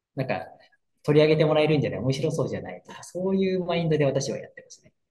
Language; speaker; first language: Japanese; native; Japanese